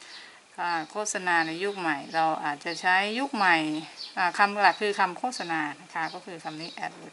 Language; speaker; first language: Thai; native; Thai